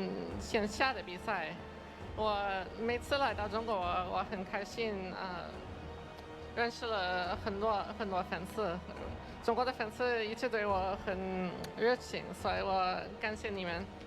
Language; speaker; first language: Chinese; non-native, learner; English